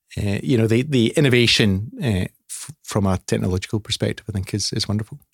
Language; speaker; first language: English; native; English